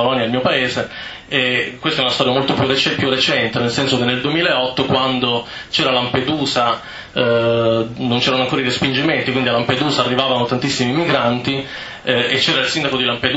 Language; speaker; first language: Italian; native; Italian